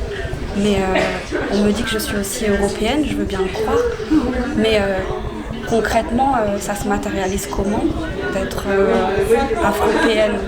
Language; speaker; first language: French; early bilingual, other home language; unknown